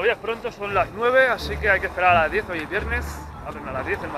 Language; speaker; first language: Spanish; native; Spanish